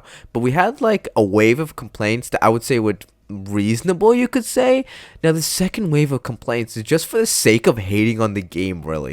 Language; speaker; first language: English; native; English